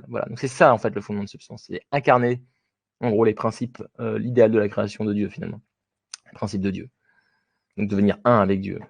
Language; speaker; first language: French; native; French